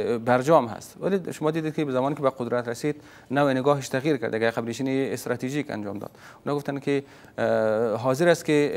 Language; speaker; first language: Persian; native; Persian